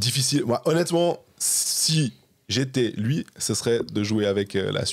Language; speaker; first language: French; native; French